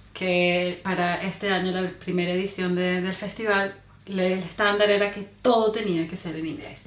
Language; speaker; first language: Spanish; native; Spanish